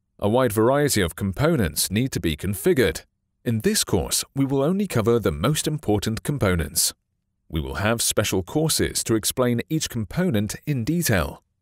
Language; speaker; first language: English; non-native, fluent; Chinese